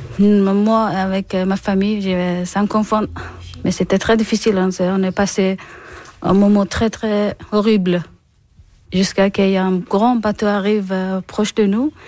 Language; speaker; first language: French; non-native, learner; Persian